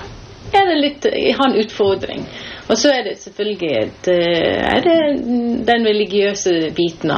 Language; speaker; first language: Norwegian; non-native, fluent; English